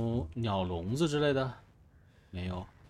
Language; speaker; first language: Chinese; native; Chinese